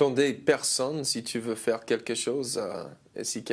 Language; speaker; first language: French; non-native, learner; English